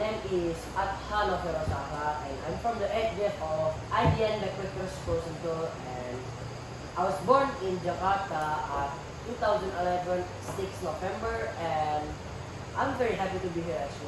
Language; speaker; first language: English; non-native, learner; Indonesian